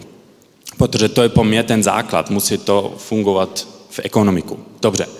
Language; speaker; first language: Czech; early bilingual, heritage; Czech